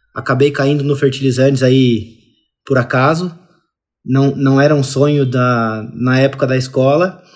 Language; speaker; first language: Portuguese; native; Portuguese